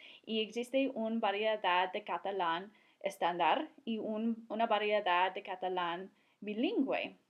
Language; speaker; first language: Spanish; non-native, fluent; English